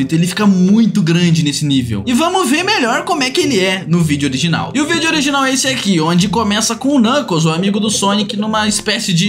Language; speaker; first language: Portuguese; native; Portuguese